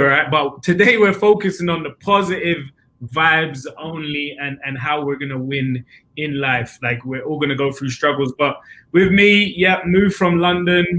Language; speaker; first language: English; native; English